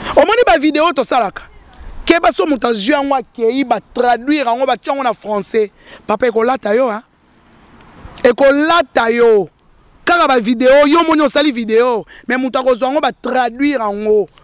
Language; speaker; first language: Lingala; non-native, local second language; Luba-Lulua